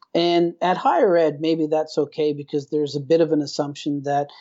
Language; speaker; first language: English; native; English